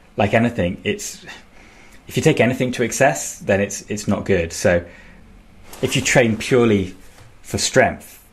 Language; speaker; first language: English; native; English